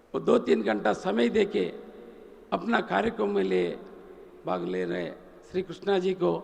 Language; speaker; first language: Hindi; non-native, local second language; Telugu